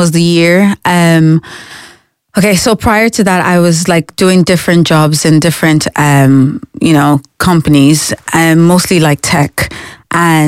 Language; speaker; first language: English; native; English